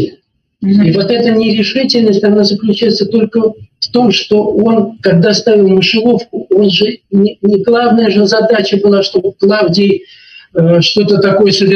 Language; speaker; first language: Russian; native; Russian